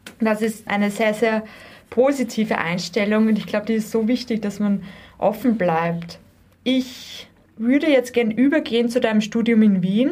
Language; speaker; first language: German; native; German